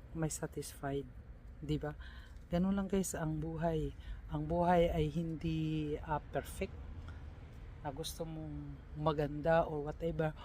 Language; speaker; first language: Filipino; native; Filipino